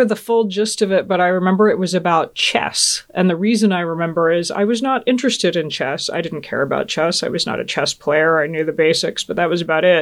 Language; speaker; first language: English; native; English